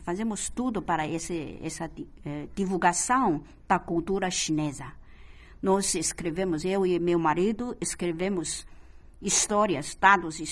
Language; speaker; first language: Portuguese; non-native, fluent; Chinese